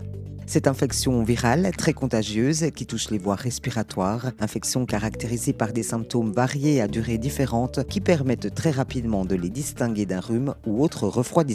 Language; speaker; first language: French; native; French